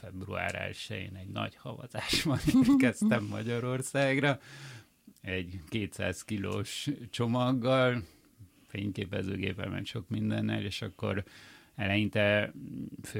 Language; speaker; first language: Hungarian; early bilingual, heritage; Hungarian